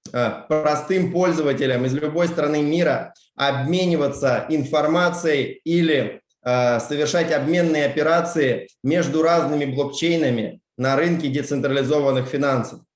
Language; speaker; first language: Russian; native; Russian